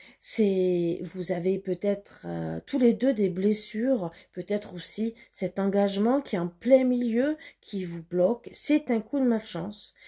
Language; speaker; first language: French; native; French